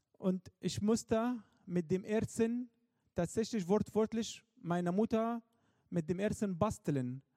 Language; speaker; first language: German; non-native, fluent; Arabic